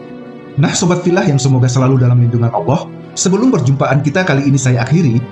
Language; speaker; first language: Indonesian; native; Indonesian